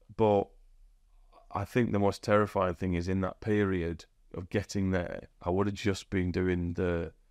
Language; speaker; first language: English; native; English